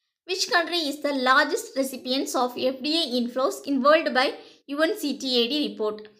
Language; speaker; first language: English; non-native, local second language; Tamil